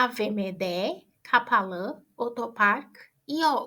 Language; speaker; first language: Turkish; non-native, fluent; Portuguese